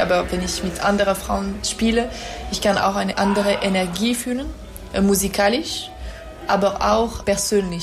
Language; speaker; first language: German; non-native, fluent; English